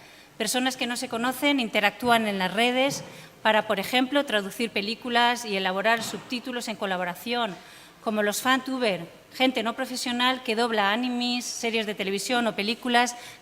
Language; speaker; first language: Spanish; native; Spanish